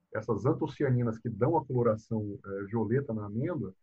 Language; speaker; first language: Portuguese; native; Portuguese